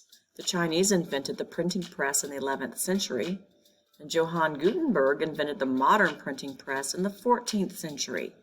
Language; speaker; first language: English; native; English